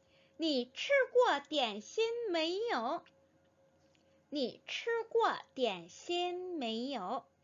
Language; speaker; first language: Chinese; non-native, fluent; Korean